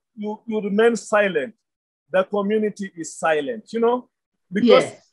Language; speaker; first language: English; non-native, local second language; Luyia